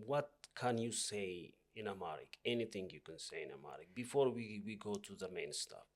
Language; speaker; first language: English; non-native, local second language; Amharic